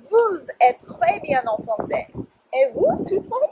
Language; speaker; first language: French; non-native, learner; English